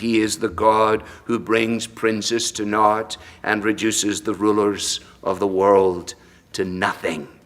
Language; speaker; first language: English; native; English